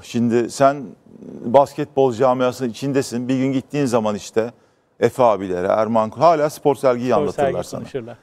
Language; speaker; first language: Turkish; native; Turkish